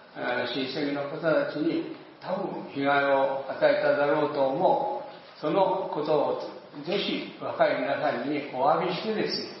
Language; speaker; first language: Japanese; native; Japanese